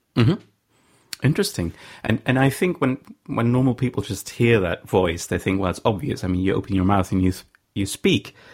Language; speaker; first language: English; non-native, fluent; German